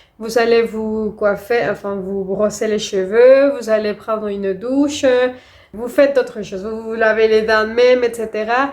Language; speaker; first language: French; non-native, fluent; Spanish